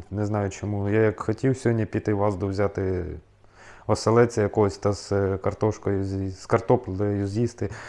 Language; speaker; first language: Ukrainian; native; Ukrainian